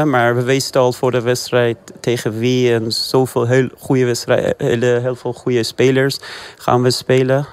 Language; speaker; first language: Dutch; non-native, fluent; Persian